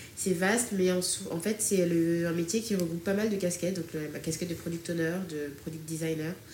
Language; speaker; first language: French; early bilingual, other home language; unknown